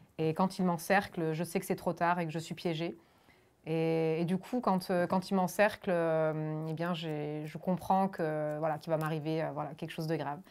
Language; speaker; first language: French; early bilingual, other home language; German